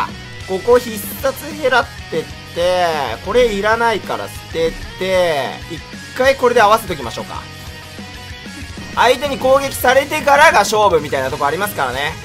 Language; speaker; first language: Japanese; native; Japanese